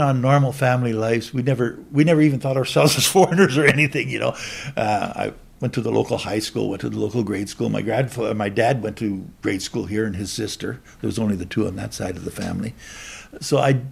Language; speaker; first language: English; native; English